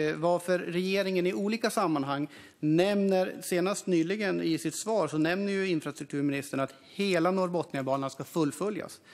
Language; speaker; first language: Swedish; native; Swedish